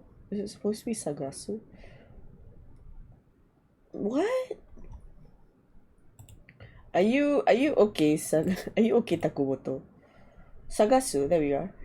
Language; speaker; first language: English; non-native, learner; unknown